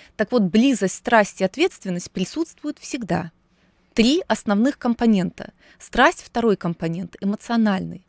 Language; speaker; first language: Russian; native; Russian